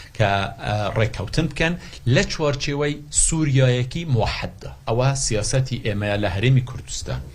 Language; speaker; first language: Central Kurdish; non-native, local second language; Kurdish